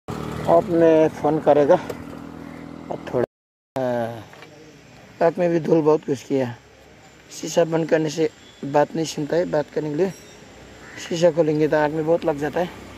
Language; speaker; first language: Hindi; non-native, learner; Nepali